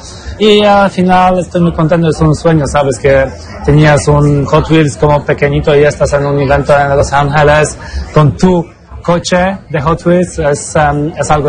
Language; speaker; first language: Spanish; non-native, fluent; Polish